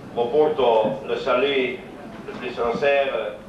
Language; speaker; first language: French; non-native, local second language; Italian